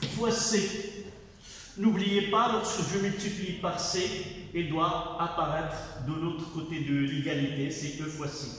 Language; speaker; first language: French; non-native, local second language; Arabic